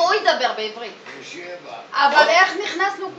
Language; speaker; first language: Hebrew; native; Hebrew